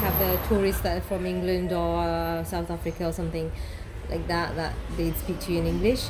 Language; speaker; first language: English; native; English